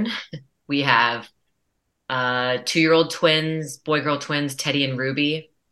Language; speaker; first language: English; native; English